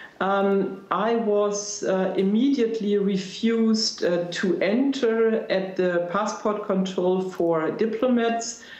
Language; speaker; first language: English; non-native, fluent; German